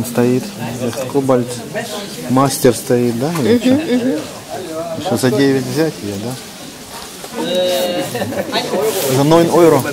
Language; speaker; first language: German; non-native, learner; Russian